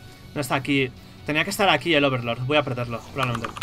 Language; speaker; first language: Spanish; native; Spanish